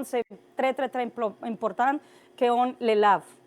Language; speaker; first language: French; non-native, learner; Spanish